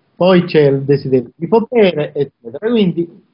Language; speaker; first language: Italian; native; Italian